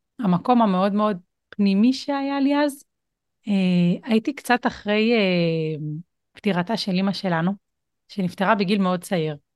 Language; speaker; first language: Hebrew; native; Hebrew